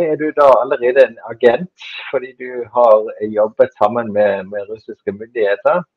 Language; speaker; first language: Norwegian; non-native, fluent; German